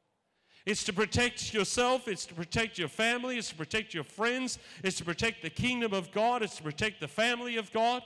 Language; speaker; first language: English; native; English